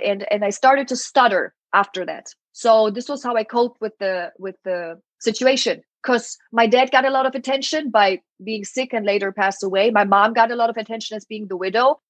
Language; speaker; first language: English; non-native, fluent; German